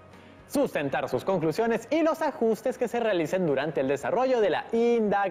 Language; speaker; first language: Spanish; native; Spanish